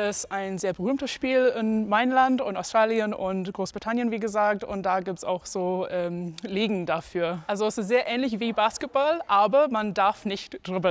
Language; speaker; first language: German; non-native, fluent; English